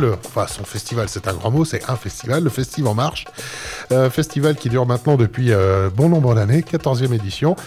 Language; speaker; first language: French; native; French